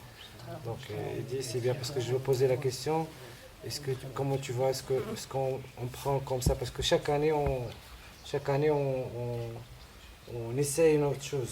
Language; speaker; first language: French; non-native, local second language; Arabic